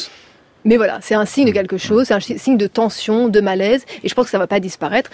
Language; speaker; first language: French; native; French